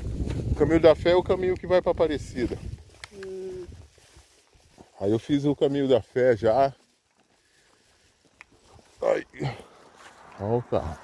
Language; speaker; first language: Portuguese; native; Portuguese